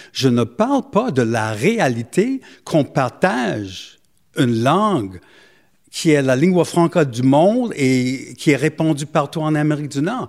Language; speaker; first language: French; non-native, local second language; English